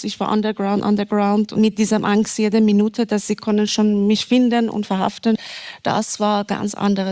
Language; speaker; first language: German; non-native, learner; Persian